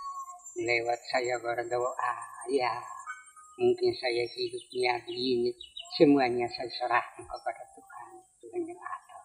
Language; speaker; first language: Indonesian; non-native, local second language; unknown